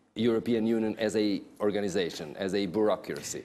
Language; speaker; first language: English; non-native, fluent; Albanian